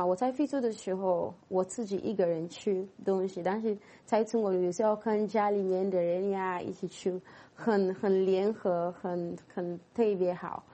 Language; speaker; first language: Chinese; non-native, fluent; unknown